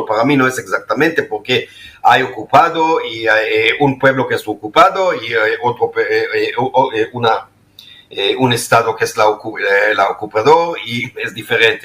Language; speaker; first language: Spanish; non-native, fluent; Hebrew